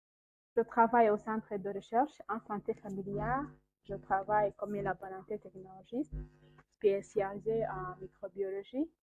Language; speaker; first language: French; non-native, local second language; Kinyarwanda